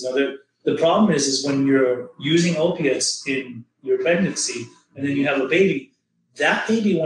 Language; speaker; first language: English; native; English